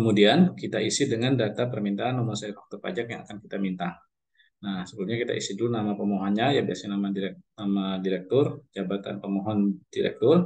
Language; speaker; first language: Indonesian; native; Indonesian